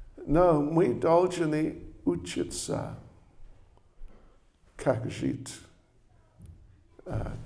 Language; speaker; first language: Russian; non-native, learner; English